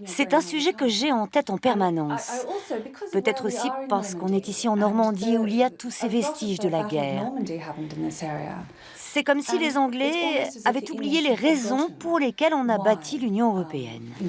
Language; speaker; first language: French; non-native, fluent; English